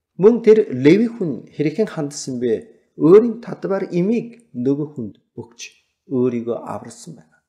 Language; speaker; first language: Mongolian; native; Mongolian